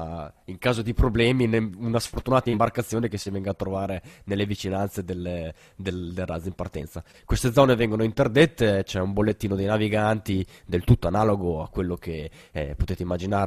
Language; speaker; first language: Italian; native; Italian